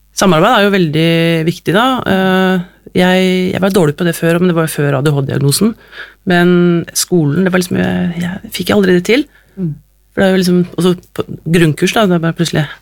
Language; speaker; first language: Norwegian; native; Norwegian